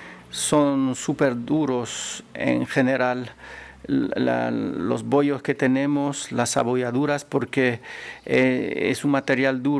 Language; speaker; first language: Spanish; non-native, fluent; French